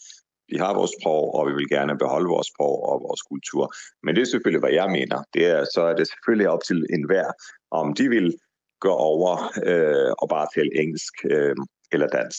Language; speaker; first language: Danish; non-native, fluent; Hebrew